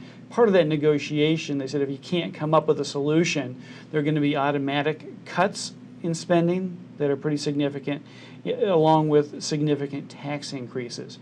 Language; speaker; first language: English; native; English